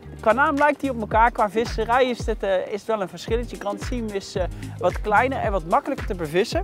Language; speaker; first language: Dutch; native; Dutch